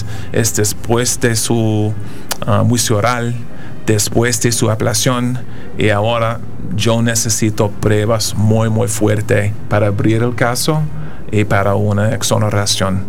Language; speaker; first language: Spanish; non-native, fluent; English